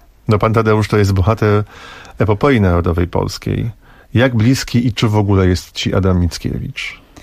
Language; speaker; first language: Polish; native; Polish